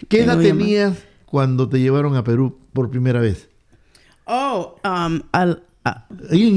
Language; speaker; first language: Spanish; native; Spanish